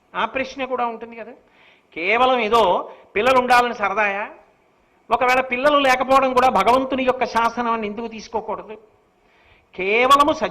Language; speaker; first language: Telugu; native; Telugu